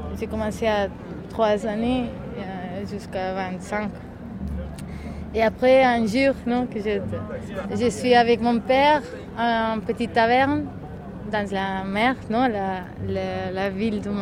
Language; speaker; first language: French; non-native, learner; Catalan